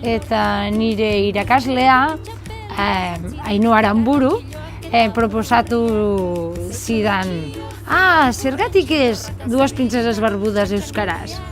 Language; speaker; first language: Basque; non-native, local second language; Catalan